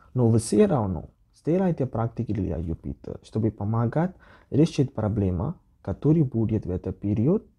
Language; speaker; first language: Russian; non-native, learner; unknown